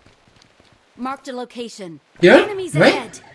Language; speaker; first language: English; non-native, learner; Korean